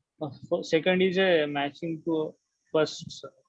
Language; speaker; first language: English; non-native, learner; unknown